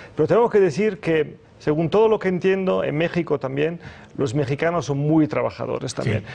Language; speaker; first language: Spanish; early bilingual, other home language; German